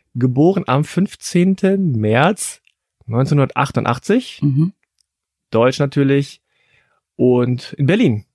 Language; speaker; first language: German; native; German